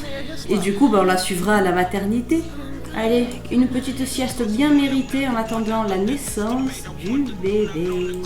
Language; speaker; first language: French; native; French